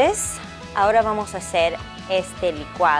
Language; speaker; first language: Spanish; early bilingual, heritage; English